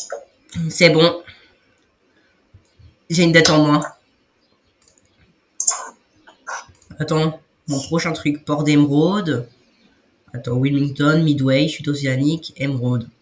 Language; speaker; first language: French; native; French